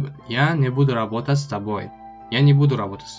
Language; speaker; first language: Russian; non-native, local second language; Tajik